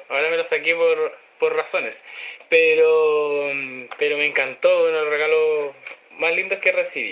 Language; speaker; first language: Spanish; native; Spanish